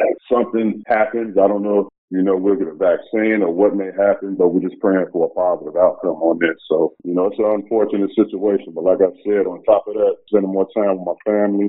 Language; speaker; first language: English; native; English